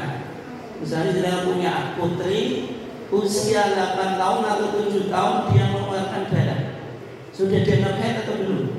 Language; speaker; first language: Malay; non-native, local second language; Javanese